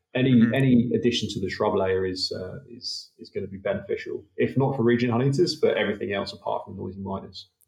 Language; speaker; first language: English; native; English